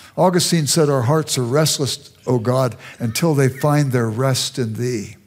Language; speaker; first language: English; native; English